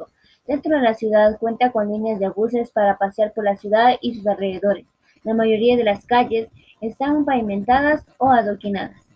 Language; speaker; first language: Spanish; native; Spanish